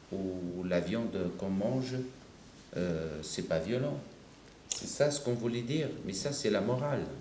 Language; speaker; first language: French; non-native, local second language; Arabic